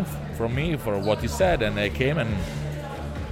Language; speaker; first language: English; non-native, fluent; Italian